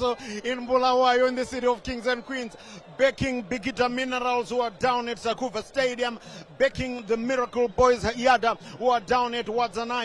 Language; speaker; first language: English; non-native, local second language; Shona